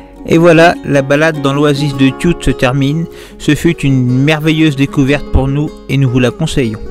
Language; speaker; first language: French; native; French